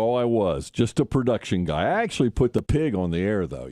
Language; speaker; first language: English; native; English